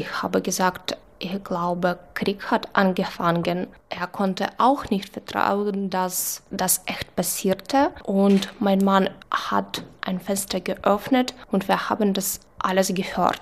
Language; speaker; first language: German; non-native, fluent; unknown